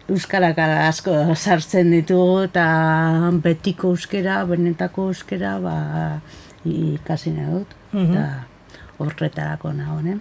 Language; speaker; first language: Basque; non-native, local second language; Spanish